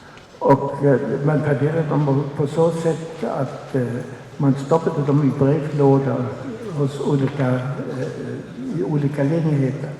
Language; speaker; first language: Swedish; non-native, fluent; German